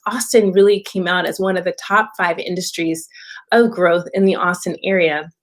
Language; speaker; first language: English; native; English